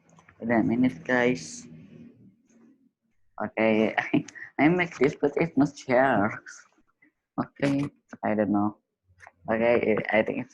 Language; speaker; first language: English; non-native, learner; Indonesian